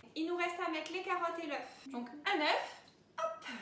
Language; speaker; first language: French; native; French